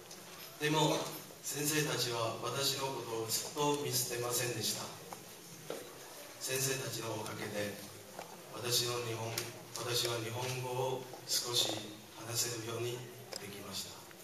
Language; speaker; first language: Japanese; non-native, fluent; Chinese